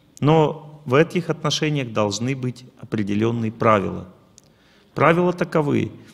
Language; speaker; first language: Russian; native; Russian